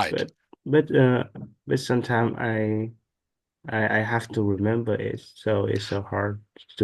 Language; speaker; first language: English; non-native, learner; Vietnamese